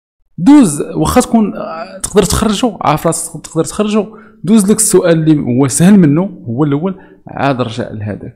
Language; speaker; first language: Arabic; native; Arabic